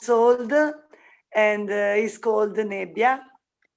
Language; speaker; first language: English; non-native, learner; Italian